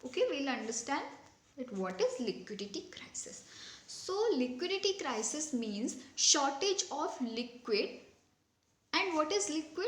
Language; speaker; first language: English; non-native, local second language; Hindi